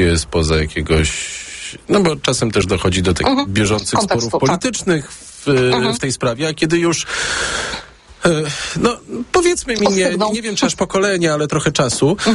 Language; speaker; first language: Polish; native; Polish